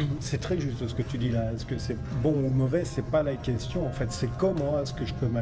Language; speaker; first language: French; native; French